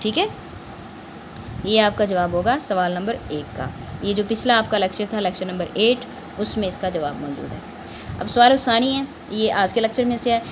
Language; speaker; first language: Urdu; native; Urdu